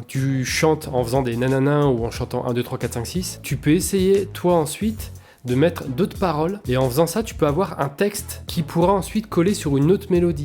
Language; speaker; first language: French; native; French